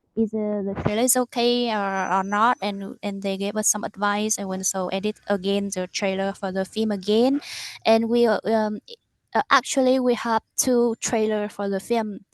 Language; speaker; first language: English; non-native, learner; Vietnamese